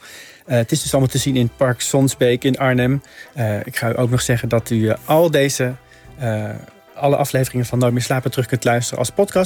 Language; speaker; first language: Dutch; native; Dutch